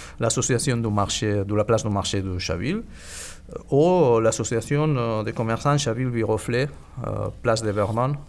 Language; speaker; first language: French; non-native, fluent; Catalan